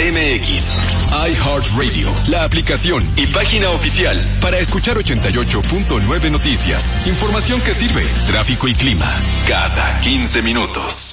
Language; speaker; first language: Spanish; native; Spanish